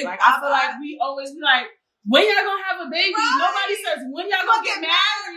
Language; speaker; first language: English; native; English